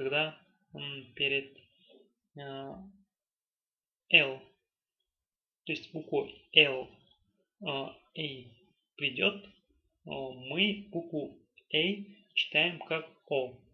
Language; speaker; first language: Russian; non-native, local second language; Tajik